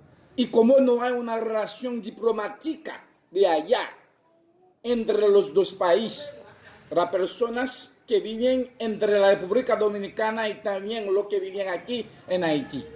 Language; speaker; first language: Spanish; non-native, local second language; Haitian Creole